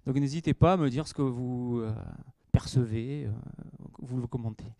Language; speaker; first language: French; native; French